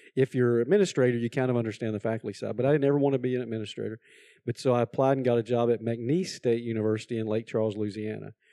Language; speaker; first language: English; native; English